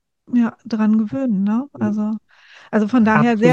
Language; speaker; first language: German; native; German